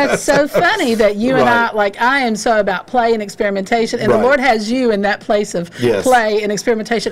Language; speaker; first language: English; native; English